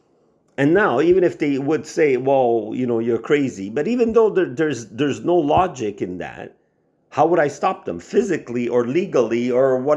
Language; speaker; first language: English; non-native, local second language; French